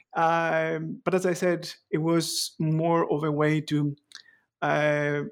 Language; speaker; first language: English; non-native, fluent; Greek